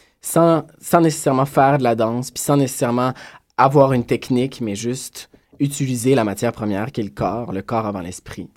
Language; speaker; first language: French; native; French